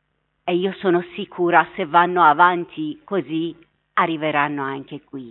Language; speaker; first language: Italian; non-native, fluent; Persian